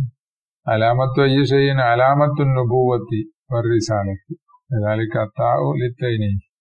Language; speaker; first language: Arabic; non-native, fluent; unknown